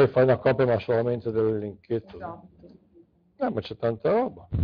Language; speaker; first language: Italian; native; Italian